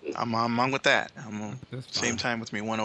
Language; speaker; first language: English; native; English